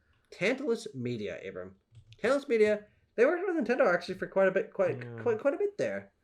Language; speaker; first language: English; native; English